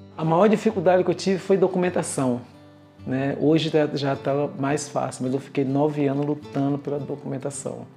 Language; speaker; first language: Portuguese; native; Portuguese